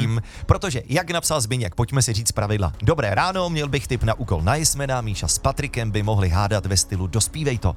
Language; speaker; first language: Czech; native; Czech